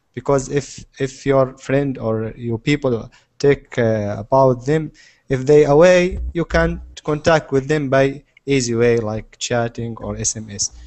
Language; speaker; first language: English; non-native, learner; Arabic